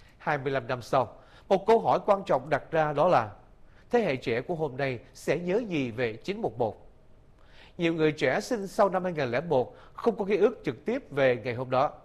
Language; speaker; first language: Vietnamese; native; Vietnamese